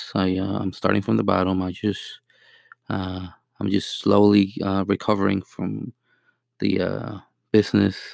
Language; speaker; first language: English; non-native, fluent; Spanish